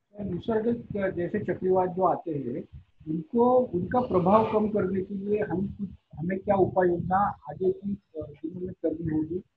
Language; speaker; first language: Hindi; non-native, local second language; Marathi